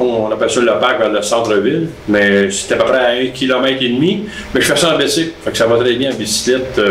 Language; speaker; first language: French; native; French